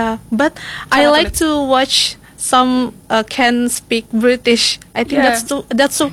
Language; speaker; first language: English; non-native, learner; Indonesian